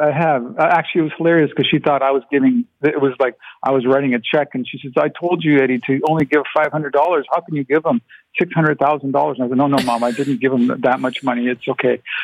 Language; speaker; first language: English; non-native, fluent; Ukrainian